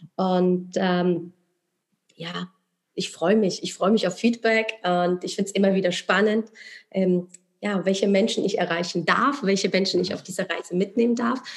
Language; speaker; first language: German; non-native, fluent; Polish